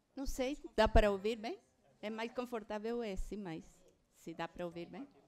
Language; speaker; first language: Portuguese; non-native, fluent; Spanish